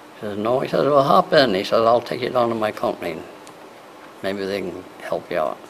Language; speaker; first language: English; native; English